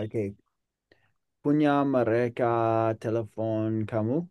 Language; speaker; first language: Indonesian; non-native, learner; English